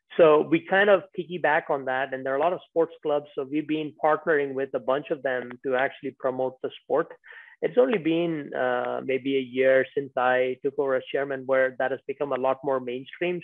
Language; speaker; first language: English; non-native, local second language; Tamil